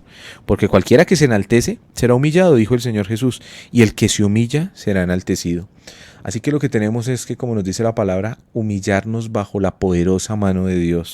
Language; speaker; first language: Spanish; native; Spanish